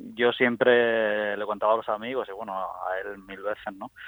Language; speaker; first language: Spanish; native; Spanish